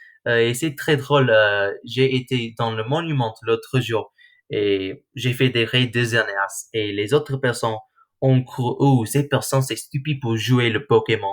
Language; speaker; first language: French; non-native, learner; English